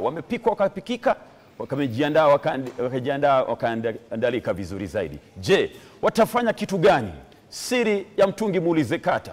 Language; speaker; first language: Swahili; non-native, local second language; Gusii